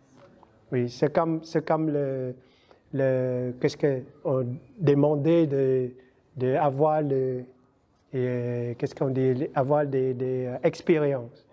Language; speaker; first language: French; non-native, learner; Vietnamese